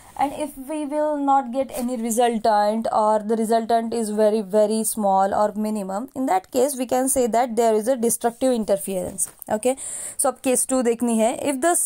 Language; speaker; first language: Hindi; non-native, local second language; Marathi